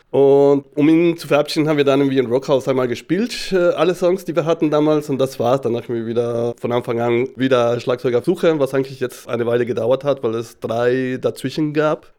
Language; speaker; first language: German; non-native, fluent; Spanish